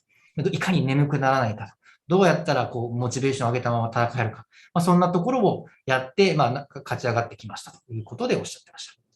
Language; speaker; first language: Japanese; native; Japanese